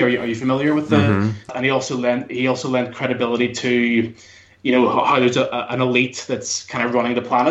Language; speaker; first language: English; native; English